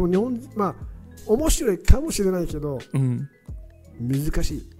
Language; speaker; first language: Japanese; non-native, fluent; Arabic